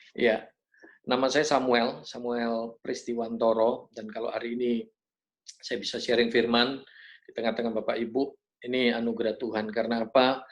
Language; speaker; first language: Indonesian; native; Indonesian